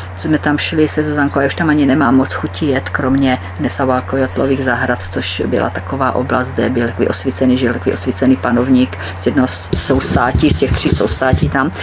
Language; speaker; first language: Czech; native; Czech